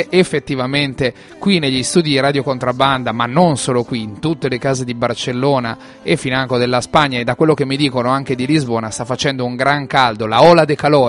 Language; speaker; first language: Italian; native; Italian